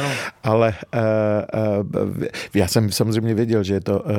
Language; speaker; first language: Czech; early bilingual, other home language; Arabic